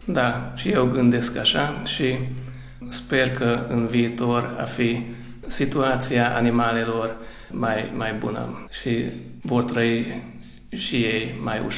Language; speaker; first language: Romanian; non-native, local second language; Hungarian